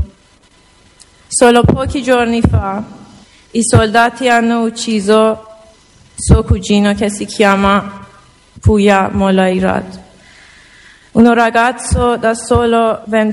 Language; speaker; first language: Italian; non-native, learner; Persian